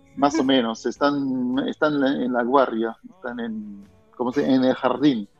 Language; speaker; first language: Spanish; non-native, fluent; German